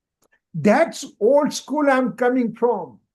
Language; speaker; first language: English; non-native, local second language; Gujarati